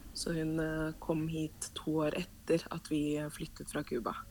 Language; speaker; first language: Norwegian; early bilingual, other home language; Spanish